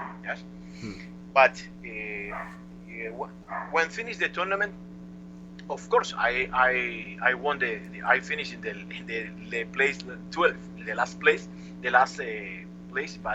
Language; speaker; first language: English; non-native, learner; Spanish